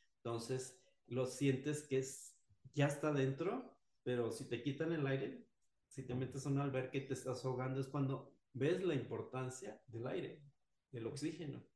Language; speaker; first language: Spanish; native; Spanish